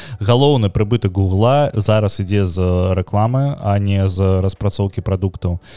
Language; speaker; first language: Belarusian; non-native, local second language; Russian